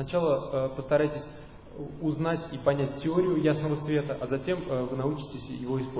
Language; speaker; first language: Russian; native; Russian